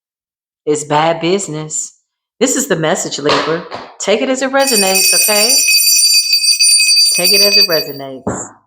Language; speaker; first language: English; native; English